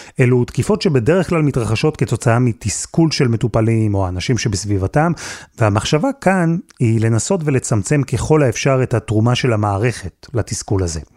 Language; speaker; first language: Hebrew; native; Hebrew